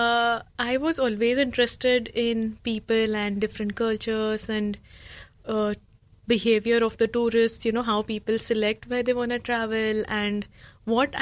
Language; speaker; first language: English; non-native, local second language; Marathi